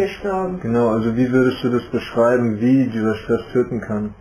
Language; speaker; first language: German; native; German